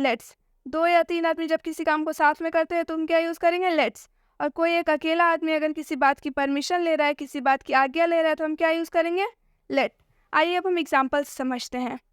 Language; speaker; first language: Hindi; native; Hindi